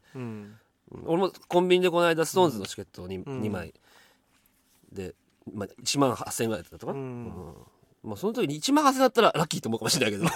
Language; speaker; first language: Japanese; native; Japanese